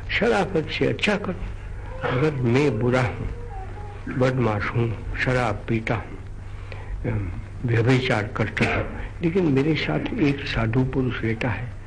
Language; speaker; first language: Hindi; non-native, local second language; Gujarati